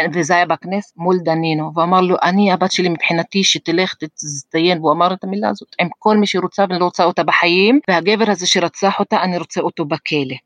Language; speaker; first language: Hebrew; non-native, local second language; Arabic